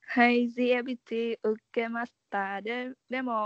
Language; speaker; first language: Japanese; non-native, learner; Vietnamese